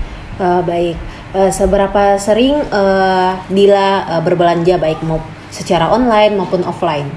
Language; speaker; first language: Indonesian; native; Indonesian